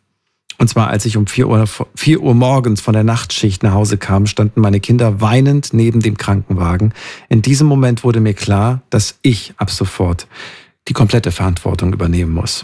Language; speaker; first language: German; native; German